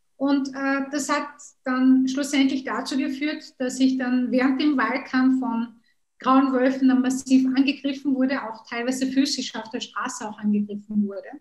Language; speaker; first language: German; early bilingual, other home language; Kurdish